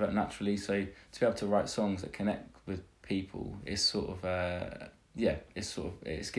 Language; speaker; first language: English; native; English